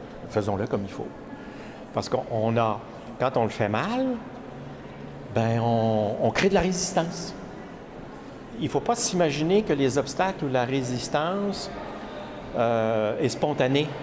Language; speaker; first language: French; native; French